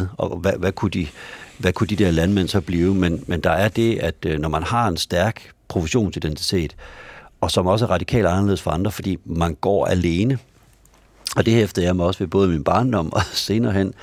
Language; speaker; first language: Danish; native; Danish